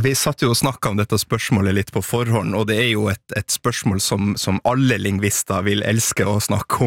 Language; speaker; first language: Norwegian; native; Norwegian